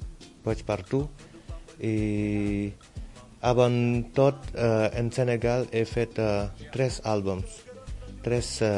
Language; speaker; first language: Catalan; non-native, learner; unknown